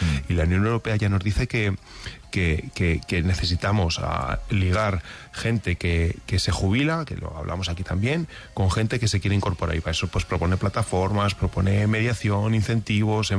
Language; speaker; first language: Spanish; native; Spanish